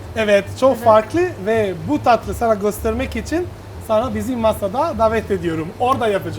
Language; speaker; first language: Turkish; non-native, learner; Italian